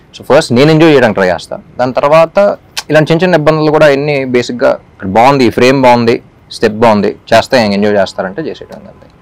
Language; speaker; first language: Telugu; native; Telugu